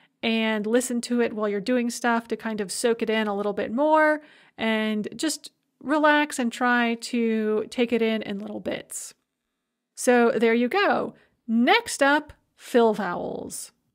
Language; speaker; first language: English; native; English